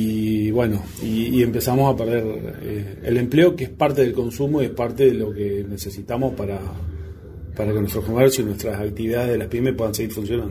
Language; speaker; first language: Spanish; native; Spanish